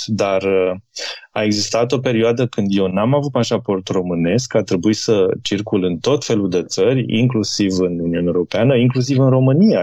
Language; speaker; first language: Romanian; native; Romanian